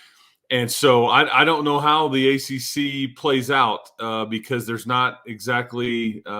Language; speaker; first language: English; native; English